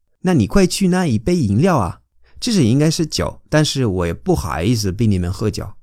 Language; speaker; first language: Chinese; non-native, fluent; Spanish